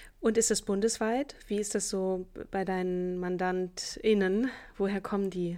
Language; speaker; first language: German; native; German